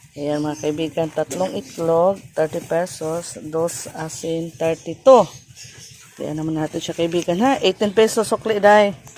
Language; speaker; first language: Filipino; non-native, local second language; Cebuano